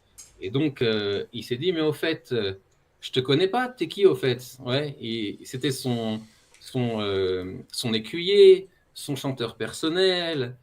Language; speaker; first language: French; native; French